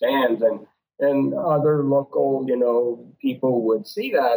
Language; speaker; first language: English; native; English